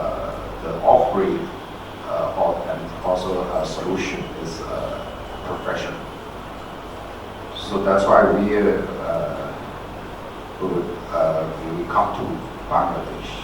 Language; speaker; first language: English; non-native, learner; Chinese